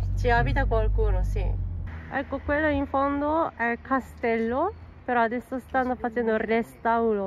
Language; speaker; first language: Italian; non-native, fluent; Japanese